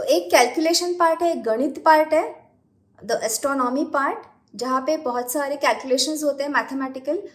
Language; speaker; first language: Hindi; non-native, local second language; Marathi